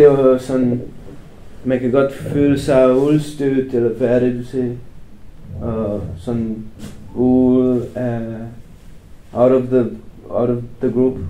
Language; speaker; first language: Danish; non-native, fluent; Romanian